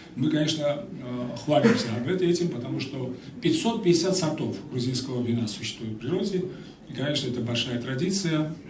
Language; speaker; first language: Russian; non-native, local second language; Georgian